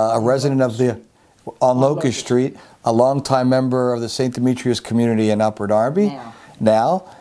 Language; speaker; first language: English; native; English